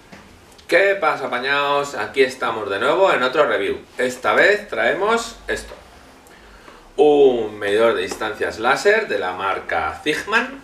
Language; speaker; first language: Spanish; native; Spanish